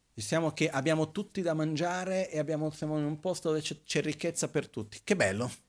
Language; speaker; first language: Italian; non-native, fluent; Portuguese